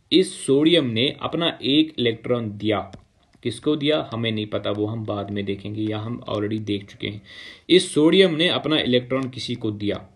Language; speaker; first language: Hindi; non-native, local second language; Kashmiri